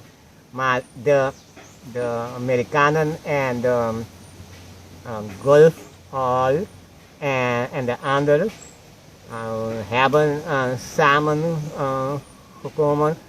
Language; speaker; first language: Dutch; non-native, local second language; Papiamento